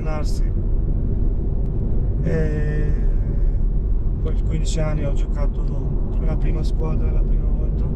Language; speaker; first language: Italian; non-native, fluent; Albanian